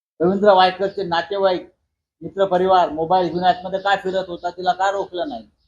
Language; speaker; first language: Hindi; non-native, local second language; Marathi